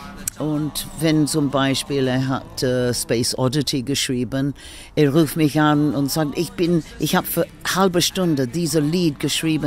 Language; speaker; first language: German; non-native, learner; English